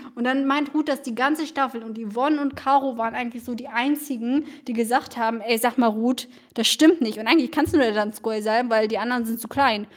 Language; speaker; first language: German; early bilingual, other home language; Russian